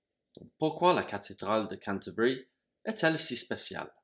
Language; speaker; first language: French; non-native, fluent; English